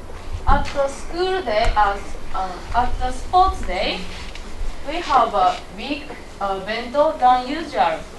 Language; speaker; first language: English; non-native, learner; Japanese